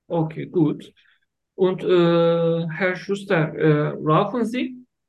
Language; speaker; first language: German; non-native, learner; Turkish